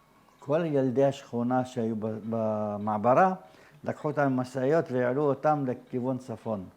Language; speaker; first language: Hebrew; early bilingual, other home language; Arabic